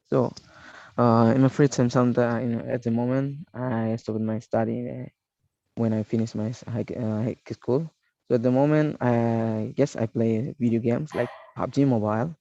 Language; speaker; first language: English; non-native, learner; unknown